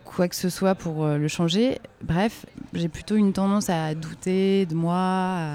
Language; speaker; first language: French; native; French